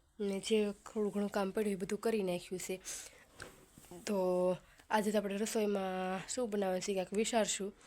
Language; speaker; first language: Gujarati; native; Gujarati